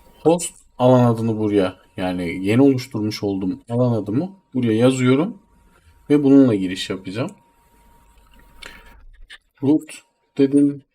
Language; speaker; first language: Turkish; native; Turkish